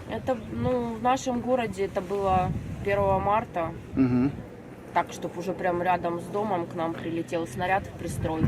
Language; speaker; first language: Russian; native; Russian